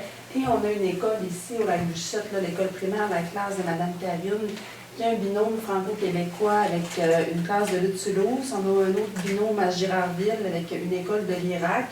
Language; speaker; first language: French; native; French